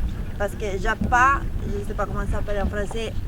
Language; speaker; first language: French; non-native, learner; Italian